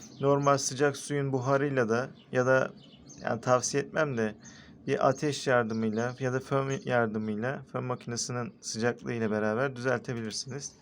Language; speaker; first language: Turkish; native; Turkish